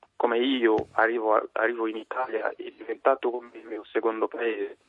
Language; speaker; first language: Italian; non-native, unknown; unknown